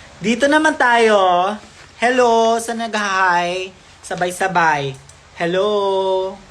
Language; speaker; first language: Filipino; non-native, local second language; Cebuano